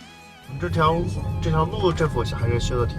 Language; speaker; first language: Chinese; early bilingual, heritage; Indonesian